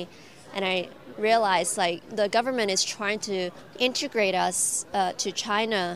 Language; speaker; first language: English; non-native, local second language; Cantonese